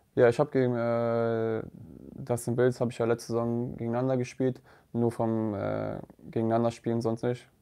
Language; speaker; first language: German; native; German